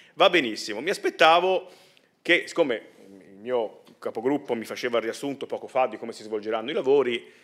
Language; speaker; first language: Italian; native; Italian